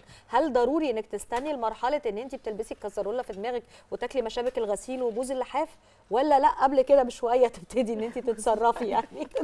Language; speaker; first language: Arabic; native; Arabic